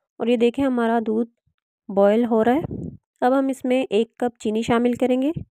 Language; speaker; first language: Urdu; non-native, local second language; Punjabi